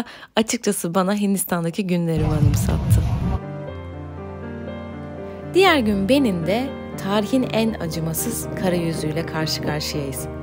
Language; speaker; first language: Turkish; native; Turkish